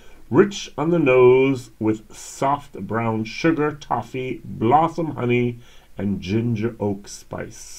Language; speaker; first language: English; native; English